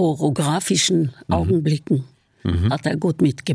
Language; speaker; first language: German; non-native, fluent; Norwegian